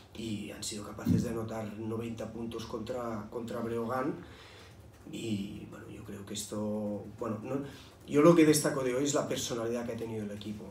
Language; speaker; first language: Spanish; non-native, local second language; Catalan